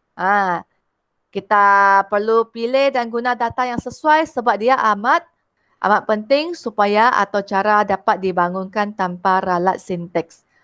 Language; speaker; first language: Malay; non-native, local second language; Chinese